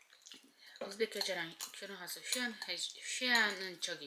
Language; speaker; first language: Korean; non-native, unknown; Uzbek